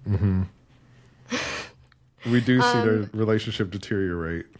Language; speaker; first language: English; native; English